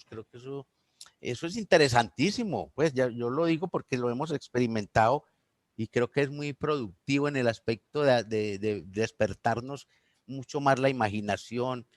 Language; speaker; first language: Spanish; native; Spanish